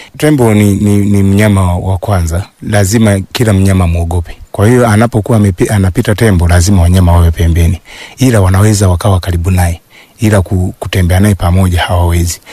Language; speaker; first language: Swahili; native; Swahili